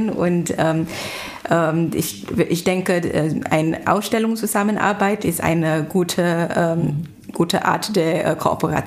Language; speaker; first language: German; non-native, fluent; Chinese